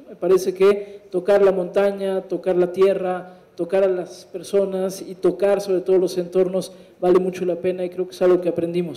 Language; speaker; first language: Spanish; native; Spanish